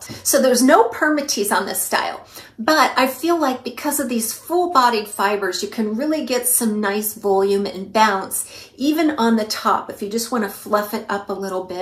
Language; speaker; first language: English; native; English